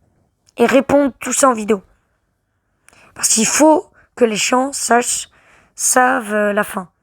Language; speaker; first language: French; native; French